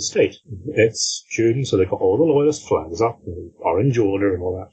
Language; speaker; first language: English; native; English